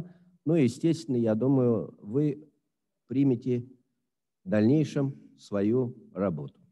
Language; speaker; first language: Russian; native; Russian